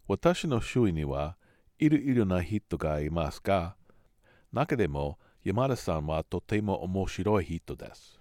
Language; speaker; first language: Japanese; non-native, learner; English